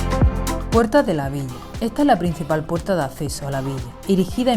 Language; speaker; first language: Spanish; native; Spanish